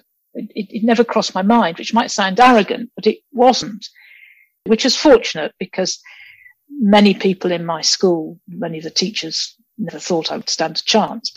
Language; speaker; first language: English; native; English